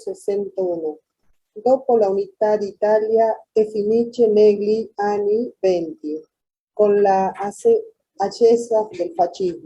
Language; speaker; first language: Italian; non-native, learner; Spanish